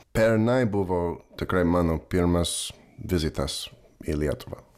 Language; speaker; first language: Lithuanian; non-native, learner; English